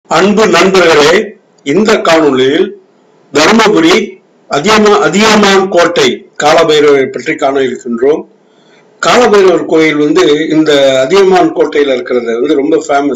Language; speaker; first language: Tamil; native; Tamil